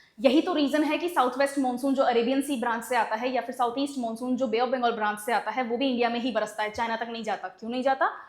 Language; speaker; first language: Hindi; native; Hindi